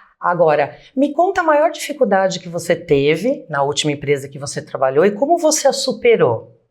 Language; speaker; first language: Portuguese; native; Portuguese